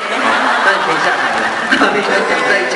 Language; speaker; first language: Chinese; native; Chinese